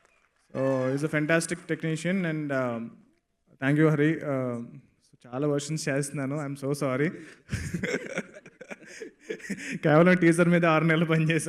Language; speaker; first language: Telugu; native; Telugu